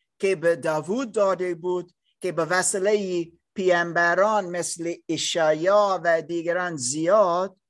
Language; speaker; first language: Persian; non-native, learner; English